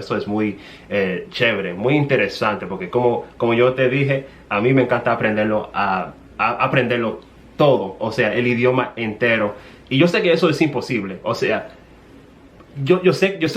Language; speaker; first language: Spanish; non-native, fluent; English